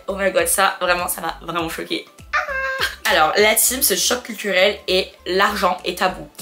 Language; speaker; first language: French; non-native, fluent; Khmer